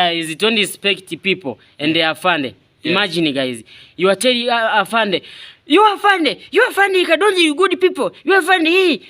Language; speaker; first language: English; non-native, learner; Swahili